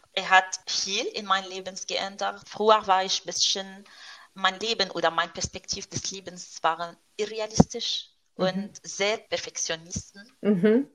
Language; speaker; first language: German; non-native, fluent; Arabic